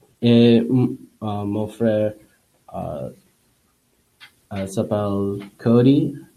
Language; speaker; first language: French; non-native, learner; English